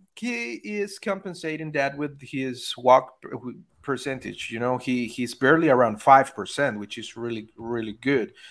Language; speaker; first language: English; non-native, fluent; Spanish